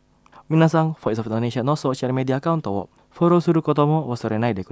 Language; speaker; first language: Japanese; non-native, fluent; Indonesian